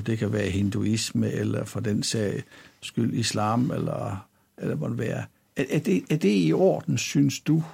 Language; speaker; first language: Danish; native; Danish